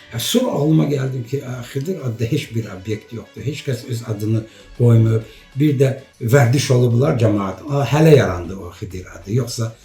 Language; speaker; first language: Azerbaijani; non-native, local second language; Lezghian